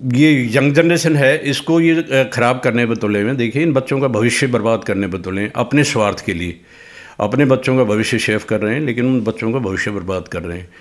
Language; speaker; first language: Hindi; native; Hindi